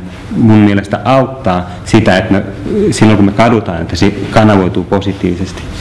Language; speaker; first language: Finnish; native; Finnish